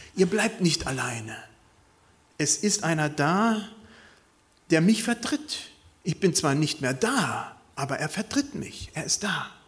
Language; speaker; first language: German; native; German